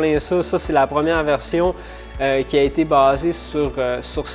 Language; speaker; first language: French; native; French